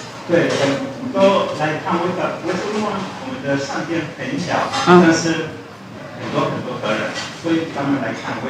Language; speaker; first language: Chinese; non-native, learner; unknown